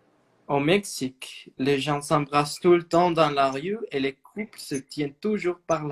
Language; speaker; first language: French; non-native, fluent; Spanish